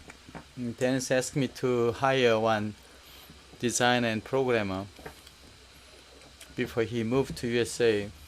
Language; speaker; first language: English; non-native, learner; Korean